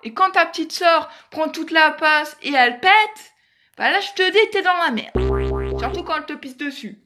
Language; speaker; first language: French; native; French